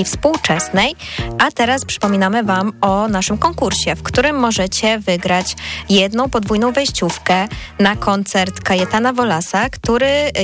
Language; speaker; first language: Polish; native; Polish